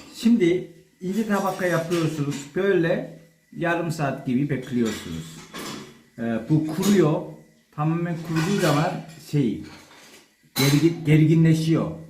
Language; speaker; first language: Turkish; non-native, learner; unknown